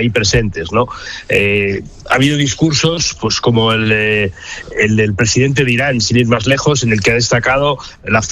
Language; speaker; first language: Spanish; native; Spanish